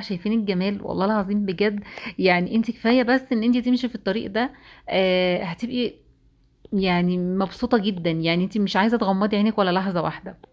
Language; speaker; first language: Arabic; native; Arabic